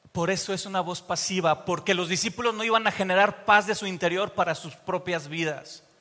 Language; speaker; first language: Spanish; native; Spanish